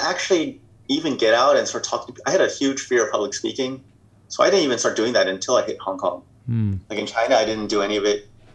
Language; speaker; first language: English; native; English